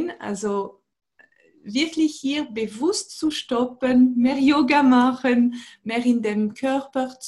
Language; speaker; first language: German; non-native, fluent; French